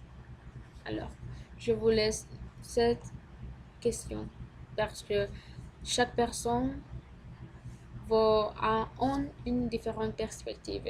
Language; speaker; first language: French; non-native, learner; Spanish